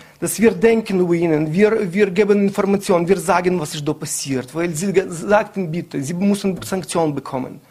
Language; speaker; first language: German; non-native, learner; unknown